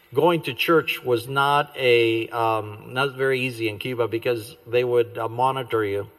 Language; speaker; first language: English; native; English